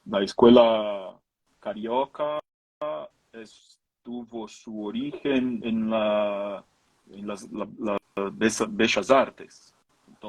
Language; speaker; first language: Spanish; non-native, fluent; Portuguese